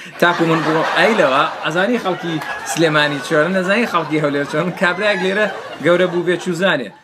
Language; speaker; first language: Central Kurdish; early bilingual, heritage; Central Kurdish